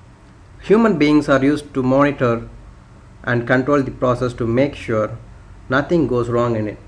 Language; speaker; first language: English; non-native, local second language; Tamil